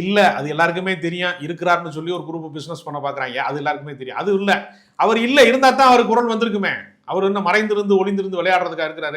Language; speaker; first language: Tamil; native; Tamil